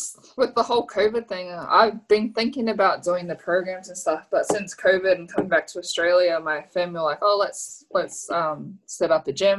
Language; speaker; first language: English; native; English